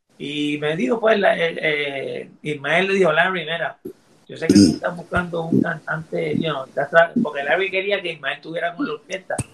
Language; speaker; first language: Spanish; early bilingual, heritage; Spanish